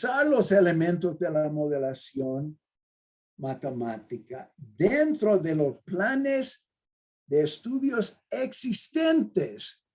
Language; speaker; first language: Spanish; non-native, fluent; English